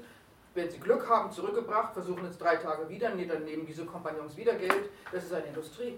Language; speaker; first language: German; native; German